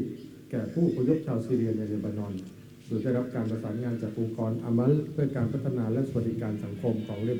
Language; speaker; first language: Thai; native; Thai